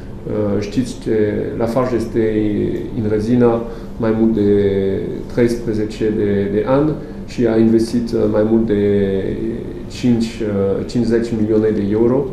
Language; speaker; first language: Romanian; non-native, learner; French